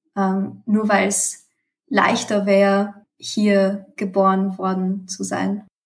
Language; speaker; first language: German; early bilingual, other home language; Romanian